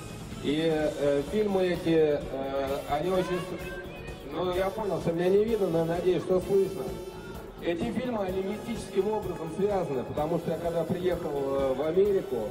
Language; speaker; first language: Russian; native; Russian